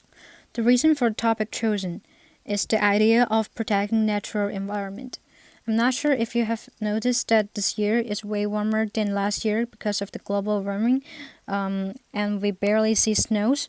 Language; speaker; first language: English; non-native, fluent; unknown